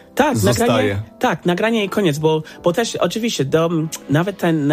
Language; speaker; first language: Polish; non-native, fluent; English